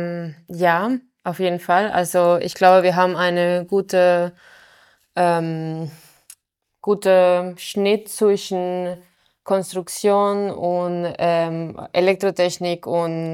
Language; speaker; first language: German; non-native, fluent; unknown